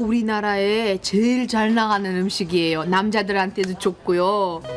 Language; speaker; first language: Korean; non-native, fluent; Uzbek